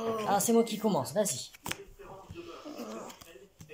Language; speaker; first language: French; native; French